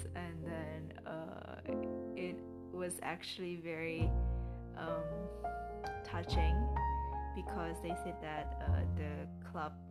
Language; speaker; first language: English; non-native, fluent; Indonesian